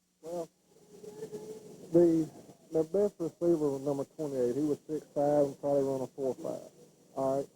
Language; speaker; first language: English; native; English